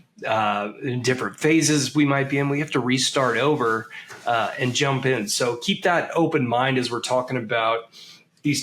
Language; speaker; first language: English; native; English